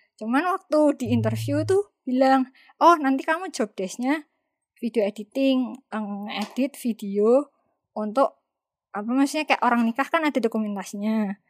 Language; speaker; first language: Indonesian; native; Indonesian